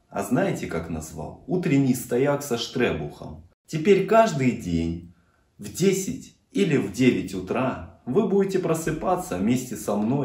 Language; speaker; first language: Russian; native; Russian